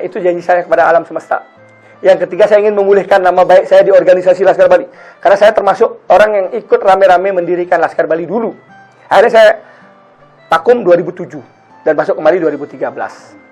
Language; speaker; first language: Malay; non-native, local second language; Balinese